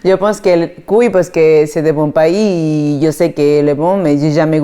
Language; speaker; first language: French; non-native, fluent; Spanish